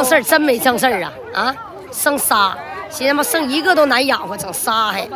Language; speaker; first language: Chinese; native; Chinese